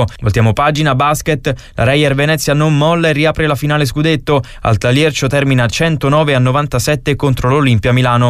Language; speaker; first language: Italian; native; Italian